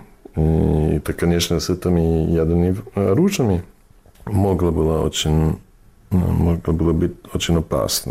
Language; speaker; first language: Russian; non-native, fluent; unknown